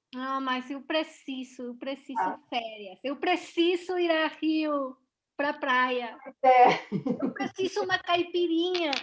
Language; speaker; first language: Portuguese; non-native, learner; Spanish